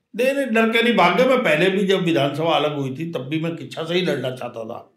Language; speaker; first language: Hindi; native; Hindi